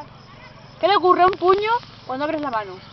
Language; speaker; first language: Spanish; native; Spanish